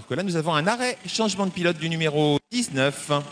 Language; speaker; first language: French; native; French